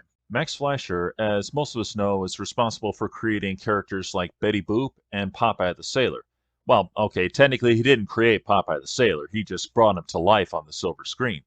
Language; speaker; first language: English; native; English